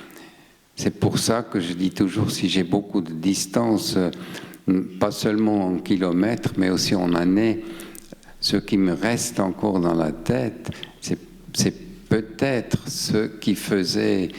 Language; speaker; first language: French; non-native, local second language; German